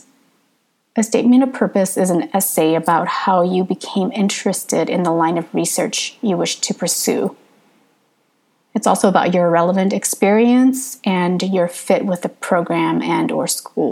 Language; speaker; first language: English; early bilingual, other home language; Hmong